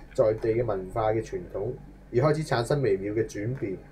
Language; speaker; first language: Cantonese; native; Cantonese